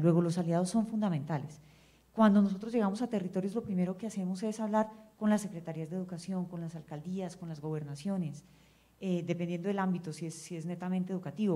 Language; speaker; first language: Spanish; native; Spanish